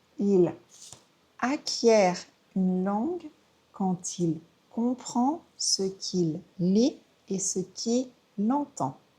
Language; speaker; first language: French; native; French